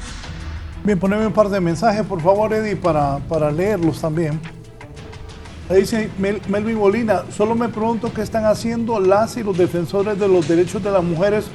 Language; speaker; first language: Spanish; native; Spanish